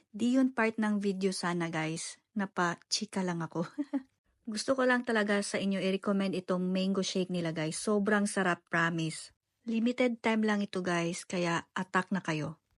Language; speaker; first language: Filipino; native; Filipino